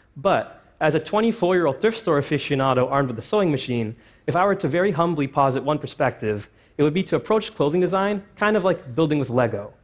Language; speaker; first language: English; native; English